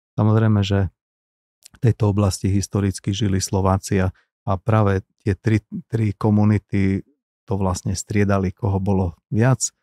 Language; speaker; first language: Slovak; non-native, local second language; Hungarian